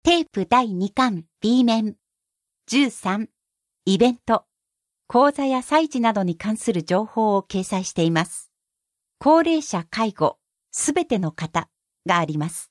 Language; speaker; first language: Japanese; native; Japanese